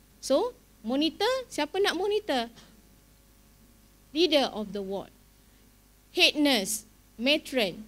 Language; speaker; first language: English; non-native, local second language; Malay